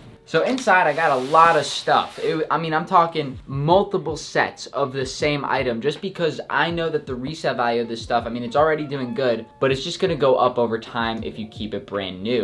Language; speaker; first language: English; native; English